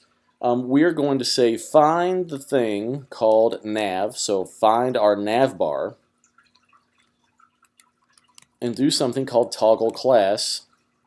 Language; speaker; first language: English; native; English